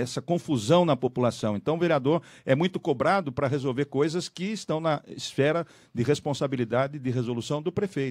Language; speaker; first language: Portuguese; native; Portuguese